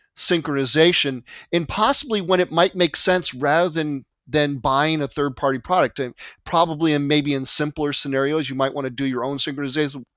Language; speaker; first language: English; native; English